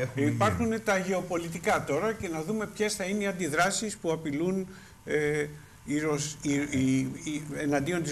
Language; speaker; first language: Greek; native; Greek